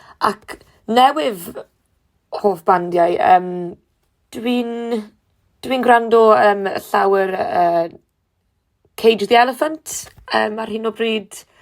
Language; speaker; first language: Welsh; non-native, learner; English